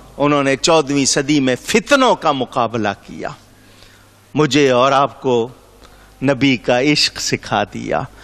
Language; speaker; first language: Urdu; non-native, local second language; Punjabi